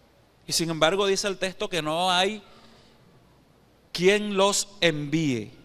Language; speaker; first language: Spanish; native; Spanish